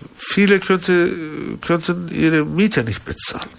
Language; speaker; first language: German; non-native, fluent; Turkish